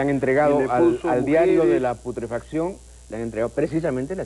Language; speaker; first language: Spanish; native; Spanish